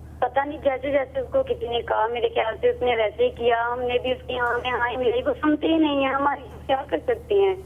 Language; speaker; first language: Urdu; non-native, local second language; Punjabi